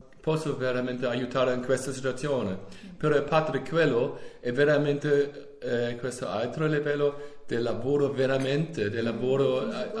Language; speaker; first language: Italian; non-native, learner; German